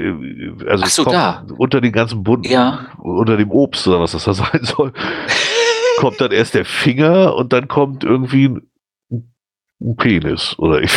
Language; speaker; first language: German; native; German